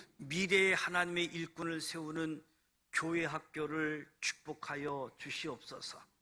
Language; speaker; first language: Korean; native; Korean